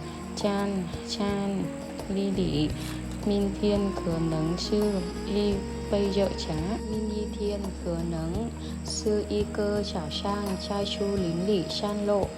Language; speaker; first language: Chinese; non-native, learner; Vietnamese